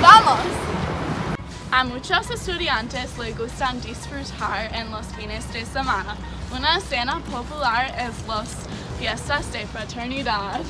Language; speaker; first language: Spanish; non-native, learner; English